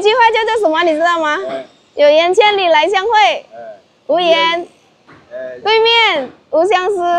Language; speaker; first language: Chinese; non-native, fluent; Indonesian